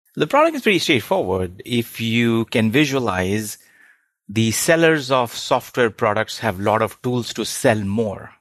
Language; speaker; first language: English; non-native, local second language; Hindi